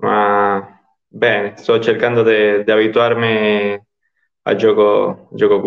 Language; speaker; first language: Italian; non-native, learner; Spanish